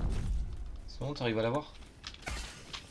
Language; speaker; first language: French; native; French